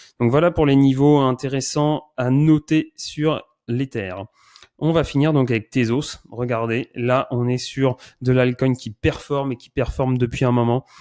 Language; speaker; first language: French; native; French